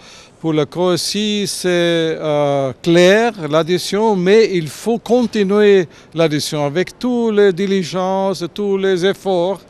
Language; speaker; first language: French; non-native, fluent; German